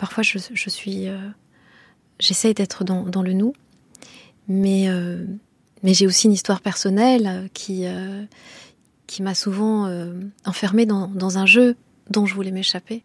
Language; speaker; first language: French; non-native, local second language; Kinyarwanda